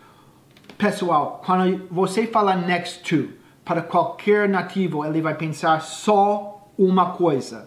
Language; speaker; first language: Portuguese; non-native, fluent; English